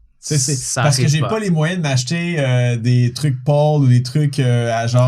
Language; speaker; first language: French; native; French